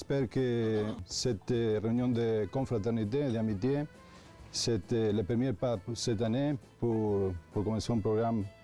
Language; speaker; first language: French; non-native, learner; Hebrew